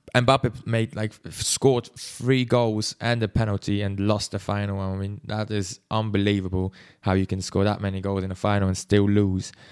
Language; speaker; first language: English; non-native, fluent; Swiss German